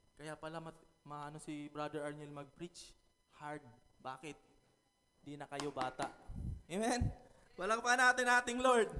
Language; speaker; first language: Filipino; non-native, local second language; Cebuano